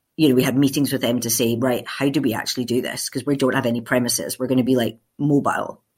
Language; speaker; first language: English; native; English